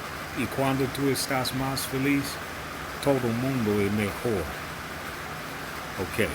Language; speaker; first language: Spanish; non-native, learner; English